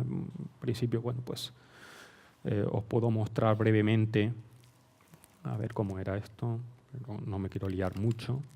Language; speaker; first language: Spanish; native; Spanish